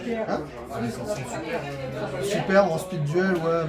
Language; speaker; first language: French; native; French